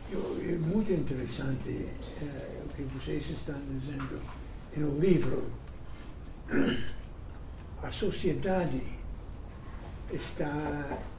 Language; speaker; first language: Portuguese; non-native, fluent; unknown